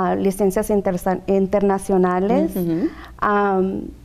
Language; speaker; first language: Spanish; native; Spanish